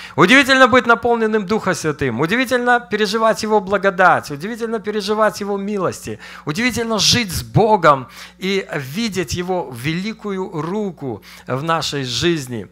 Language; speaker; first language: Russian; native; Russian